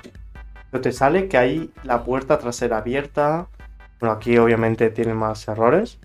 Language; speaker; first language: Spanish; native; Spanish